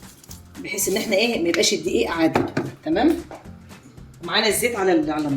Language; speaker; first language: Arabic; native; Arabic